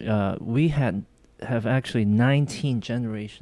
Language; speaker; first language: English; non-native, local second language; Korean